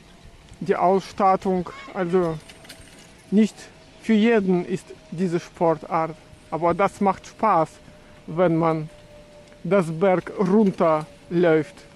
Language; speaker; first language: German; non-native, fluent; Russian